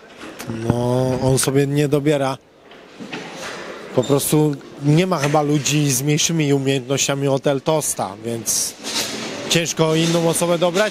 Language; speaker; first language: Polish; native; Polish